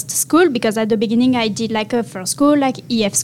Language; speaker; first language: English; non-native, learner; French